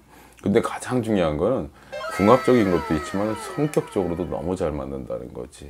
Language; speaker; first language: Korean; native; Korean